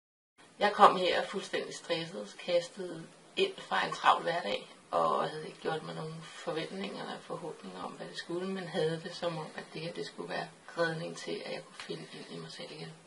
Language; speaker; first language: Danish; native; Danish